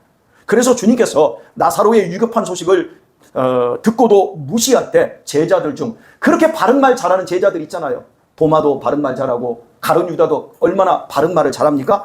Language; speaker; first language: Korean; native; Korean